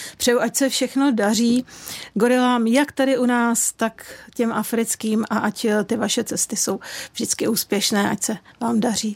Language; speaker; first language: Czech; native; Czech